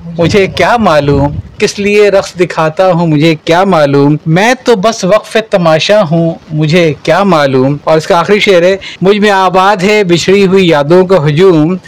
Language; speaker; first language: Urdu; native; Urdu